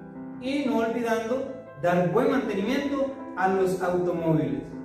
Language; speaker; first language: Spanish; native; Spanish